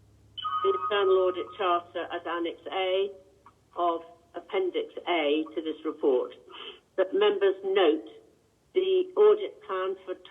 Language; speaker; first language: English; native; English